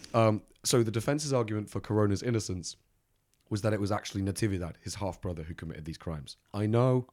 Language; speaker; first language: English; native; English